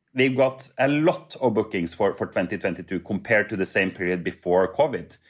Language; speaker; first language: English; non-native, fluent; Norwegian